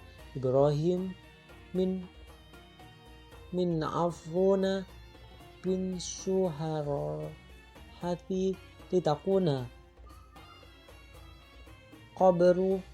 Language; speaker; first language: Arabic; non-native, learner; Indonesian